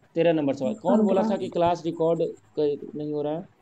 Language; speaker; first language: Hindi; native; Hindi